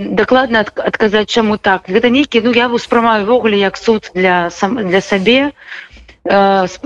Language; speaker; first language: Belarusian; non-native, local second language; Russian